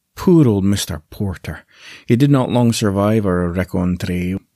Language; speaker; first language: English; native; English